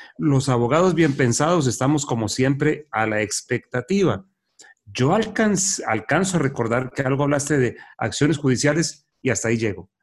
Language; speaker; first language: Spanish; native; Spanish